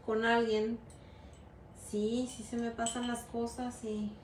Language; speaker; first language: Spanish; early bilingual, heritage; Spanish